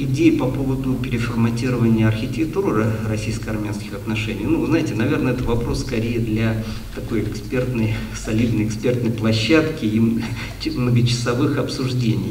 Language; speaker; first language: Russian; native; Russian